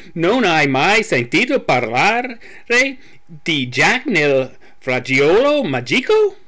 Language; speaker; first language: Italian; non-native, learner; English